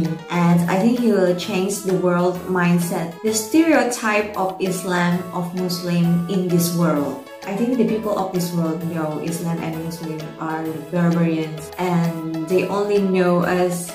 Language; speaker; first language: English; non-native, learner; Indonesian